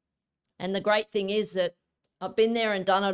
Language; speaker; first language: English; native; English